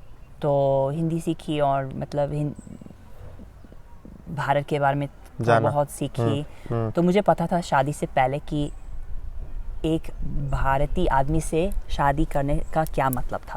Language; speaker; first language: Hindi; non-native, fluent; English